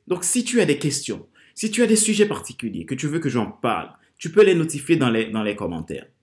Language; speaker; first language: French; non-native, local second language; Haitian Creole